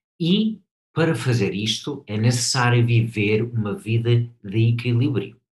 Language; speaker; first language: Portuguese; non-native, fluent; English